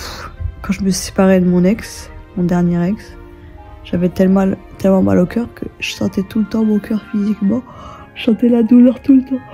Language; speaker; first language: French; native; French